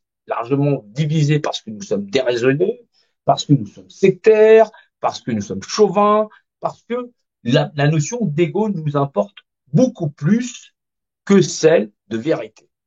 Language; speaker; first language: French; native; French